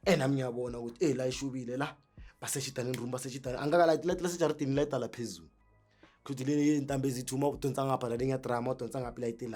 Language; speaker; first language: Zulu; native; Zulu